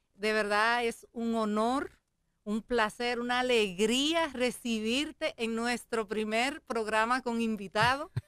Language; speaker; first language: Spanish; native; Spanish